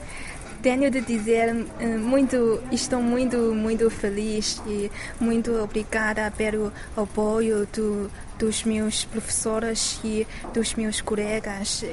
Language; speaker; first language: Portuguese; non-native, learner; Chinese